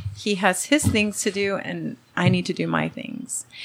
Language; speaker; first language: English; early bilingual, other home language; Spanish